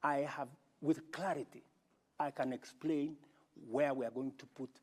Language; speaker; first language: English; non-native, local second language; Kalenjin